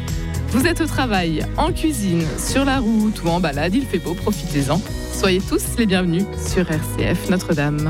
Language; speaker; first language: French; native; French